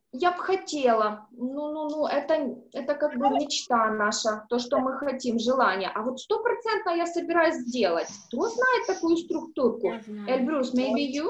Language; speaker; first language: Russian; native; Russian